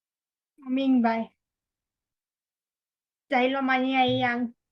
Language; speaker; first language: Chinese; non-native, learner; Romanian